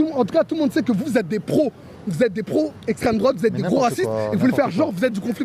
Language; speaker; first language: French; native; French